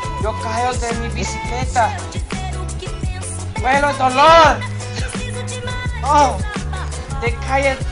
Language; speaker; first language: Spanish; non-native, learner; English